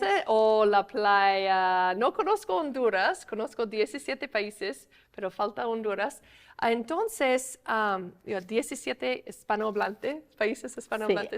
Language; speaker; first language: Spanish; non-native, fluent; English